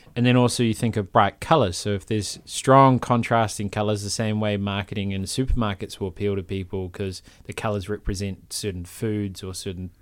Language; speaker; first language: English; native; English